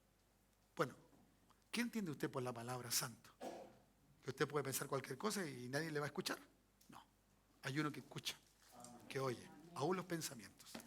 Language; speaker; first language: Spanish; native; Spanish